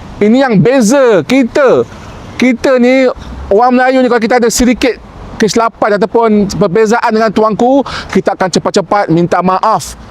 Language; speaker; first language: Malay; native; Malay